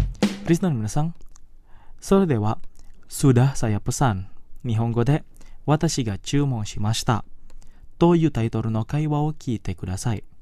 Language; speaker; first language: Japanese; non-native, fluent; Indonesian